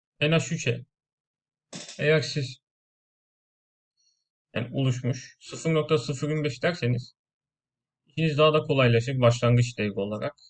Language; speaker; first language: Turkish; native; Turkish